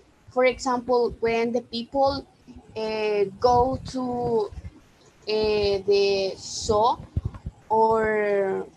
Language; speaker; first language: English; non-native, learner; Spanish